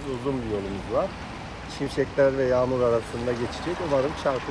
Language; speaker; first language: Turkish; native; Turkish